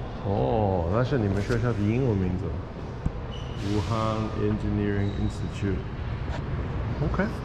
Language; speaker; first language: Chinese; non-native, fluent; English